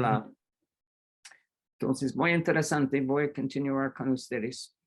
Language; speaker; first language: Spanish; non-native, fluent; English